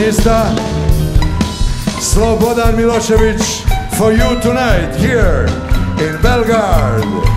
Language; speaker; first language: Russian; non-native, learner; Serbian